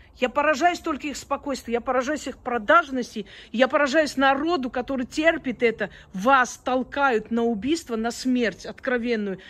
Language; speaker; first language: Russian; early bilingual, other home language; Armenian